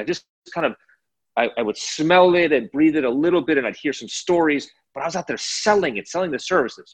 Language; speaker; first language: English; native; English